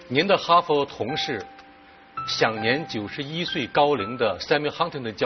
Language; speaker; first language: Chinese; native; Chinese